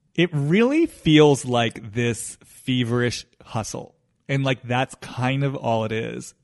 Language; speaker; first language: English; native; English